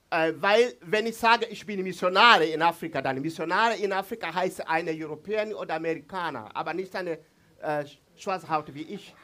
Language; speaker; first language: German; non-native, learner; Swahili